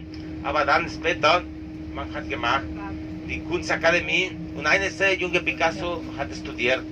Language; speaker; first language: German; non-native, learner; Catalan